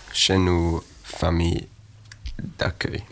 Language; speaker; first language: French; non-native, learner; Swedish